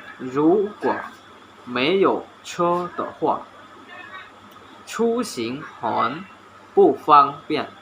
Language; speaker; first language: Chinese; non-native, learner; Hmong